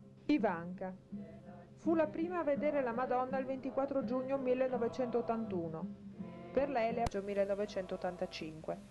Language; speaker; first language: Italian; native; Italian